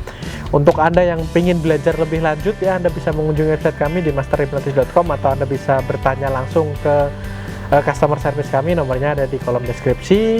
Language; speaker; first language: Indonesian; native; Indonesian